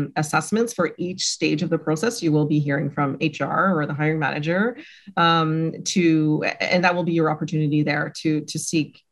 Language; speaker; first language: English; non-native, fluent; French